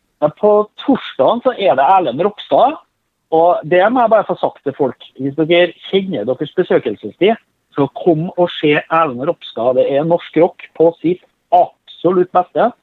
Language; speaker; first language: Norwegian; native; Norwegian